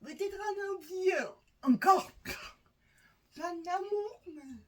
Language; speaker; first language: French; non-native, learner; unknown